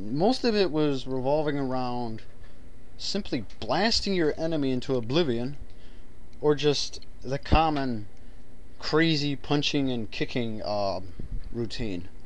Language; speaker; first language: English; native; English